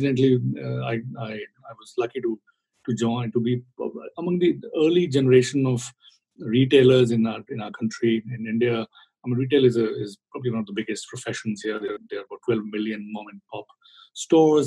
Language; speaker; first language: English; non-native, local second language; Hindi